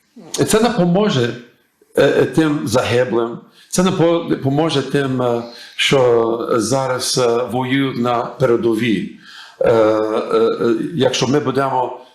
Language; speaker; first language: Ukrainian; early bilingual, heritage; English